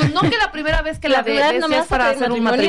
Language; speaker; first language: Spanish; native; Spanish